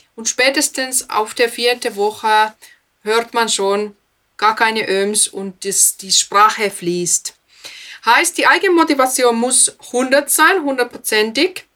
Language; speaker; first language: German; non-native, fluent; Finnish